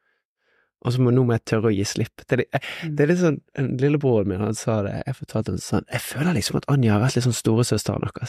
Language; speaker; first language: Norwegian; native; Norwegian